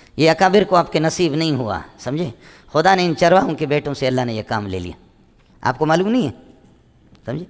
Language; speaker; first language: Urdu; non-native, local second language; Brahui